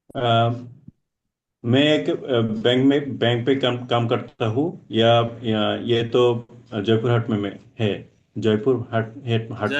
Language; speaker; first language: Hindi; non-native, learner; Bangla